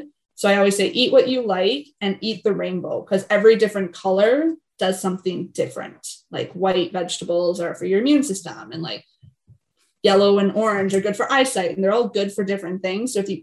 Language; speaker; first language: English; native; English